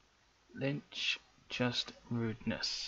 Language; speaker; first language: English; native; English